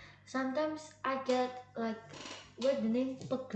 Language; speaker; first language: English; non-native, learner; Indonesian